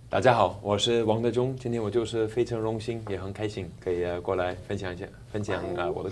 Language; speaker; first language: Chinese; non-native, fluent; English